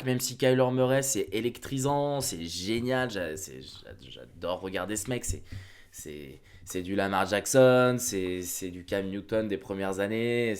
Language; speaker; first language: French; native; French